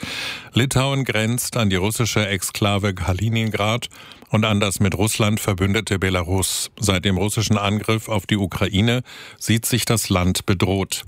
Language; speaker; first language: German; native; German